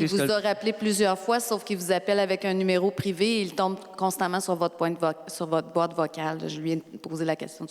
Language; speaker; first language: French; native; French